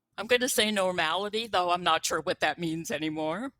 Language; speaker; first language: English; native; English